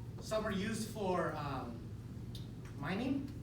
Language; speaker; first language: English; non-native, fluent; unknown